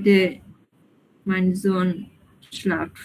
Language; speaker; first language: German; non-native, learner; Bangla